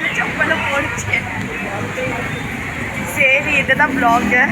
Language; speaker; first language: Tamil; non-native, learner; Marathi